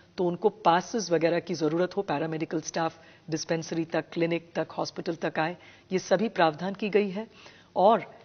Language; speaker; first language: Hindi; non-native, local second language; Gujarati